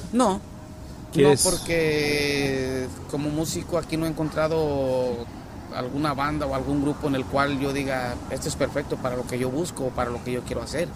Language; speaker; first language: Spanish; native; Spanish